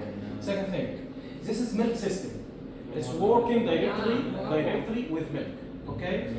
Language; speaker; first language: English; non-native, learner; Arabic